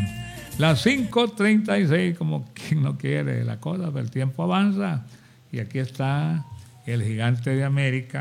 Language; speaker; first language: Spanish; native; Spanish